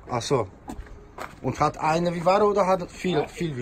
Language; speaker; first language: German; non-native, learner; Polish